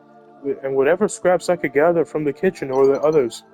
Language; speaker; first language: English; native; English